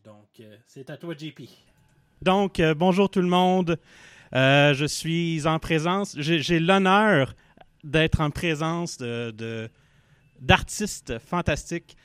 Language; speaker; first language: French; native; French